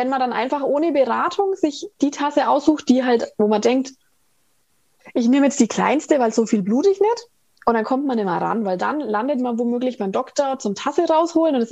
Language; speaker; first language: German; native; German